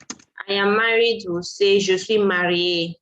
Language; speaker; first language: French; non-native, fluent; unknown